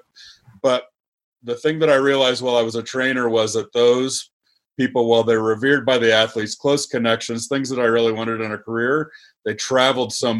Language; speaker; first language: English; native; English